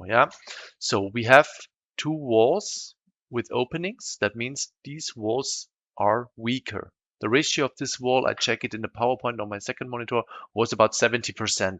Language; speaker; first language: English; non-native, fluent; German